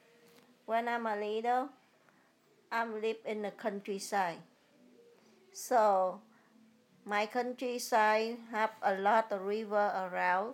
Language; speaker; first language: English; early bilingual, other home language; Vietnamese